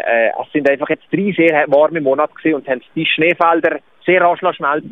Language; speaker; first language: German; native; German